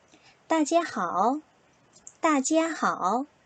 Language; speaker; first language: Chinese; non-native, fluent; Korean